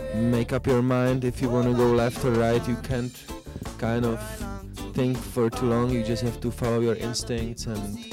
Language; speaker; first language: English; non-native, fluent; Czech